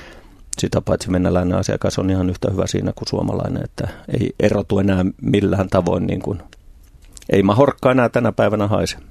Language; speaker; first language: Finnish; native; Finnish